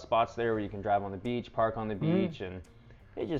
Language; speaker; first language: English; native; English